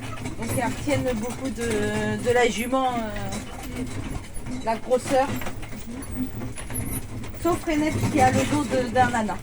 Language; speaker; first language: French; native; French